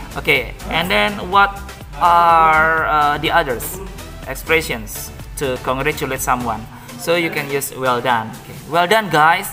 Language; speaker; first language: English; non-native, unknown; Indonesian